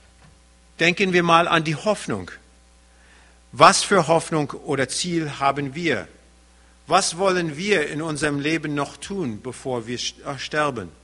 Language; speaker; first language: German; early bilingual, heritage; German